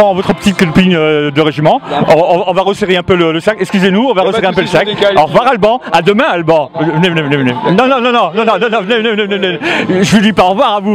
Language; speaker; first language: French; native; French